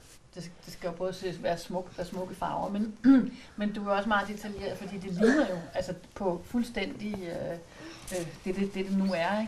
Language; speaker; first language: Danish; native; Danish